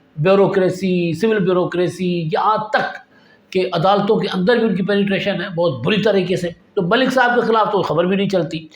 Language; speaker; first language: Urdu; non-native, local second language; Sindhi